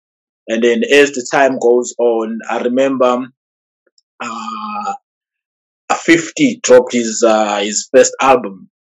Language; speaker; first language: English; non-native, local second language; Zulu